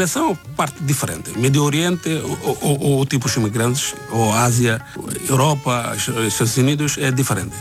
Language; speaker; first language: Portuguese; non-native, learner; Bangla